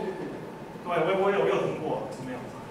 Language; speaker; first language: Chinese; early bilingual, heritage; English